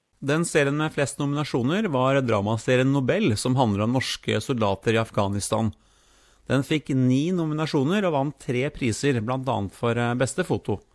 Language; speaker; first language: Norwegian; native; Norwegian